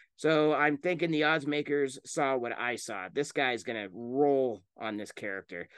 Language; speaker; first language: English; native; English